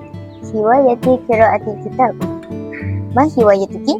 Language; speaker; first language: Arabic; non-native, learner; Malay